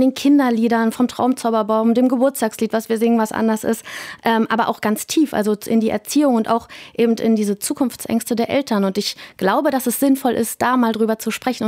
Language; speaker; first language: German; native; German